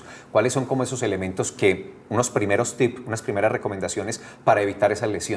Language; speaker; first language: Spanish; native; Spanish